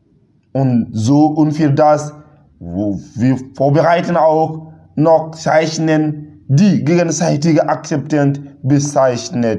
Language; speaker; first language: German; non-native, learner; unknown